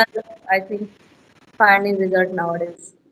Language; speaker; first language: English; non-native, learner; Hindi